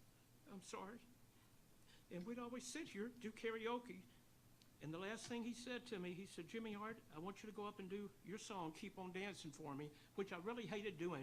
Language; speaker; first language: English; native; English